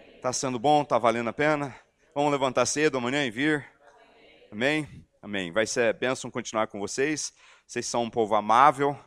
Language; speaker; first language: Portuguese; non-native, fluent; English